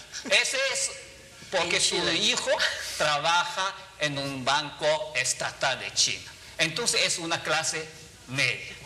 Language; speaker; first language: Spanish; non-native, fluent; Chinese